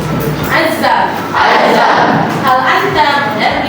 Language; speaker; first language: Arabic; non-native, fluent; Indonesian